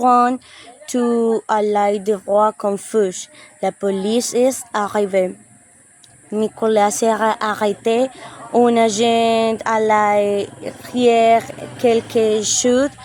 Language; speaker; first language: French; non-native, learner; Spanish